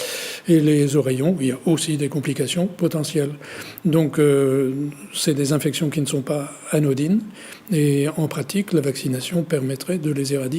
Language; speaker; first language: French; native; French